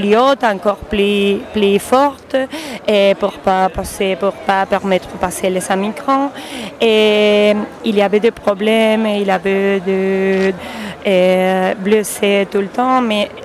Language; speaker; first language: French; non-native, learner; Spanish